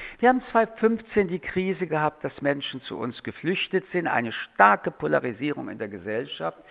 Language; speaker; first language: German; early bilingual, other home language; French